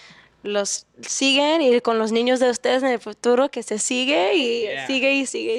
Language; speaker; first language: Spanish; early bilingual, heritage; English